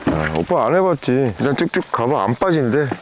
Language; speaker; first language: Korean; native; Korean